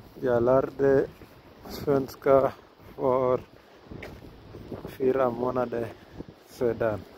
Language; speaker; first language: Swedish; non-native, learner; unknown